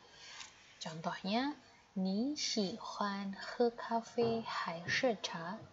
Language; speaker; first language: Chinese; non-native, fluent; Indonesian